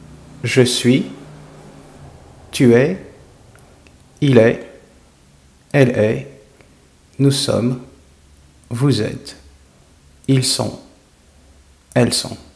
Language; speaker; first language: French; non-native, fluent; English